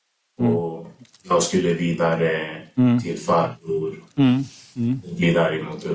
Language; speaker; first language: Swedish; early bilingual, other home language; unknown